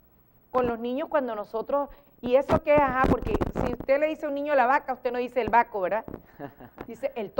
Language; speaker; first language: Spanish; native; Spanish